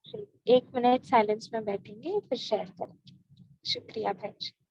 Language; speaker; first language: Hindi; native; Hindi